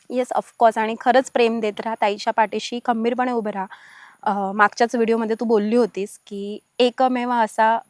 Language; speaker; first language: Marathi; native; Marathi